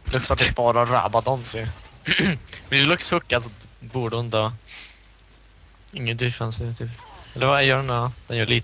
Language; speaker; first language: Swedish; native; Swedish